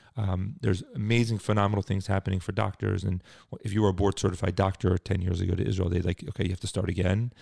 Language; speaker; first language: English; native; English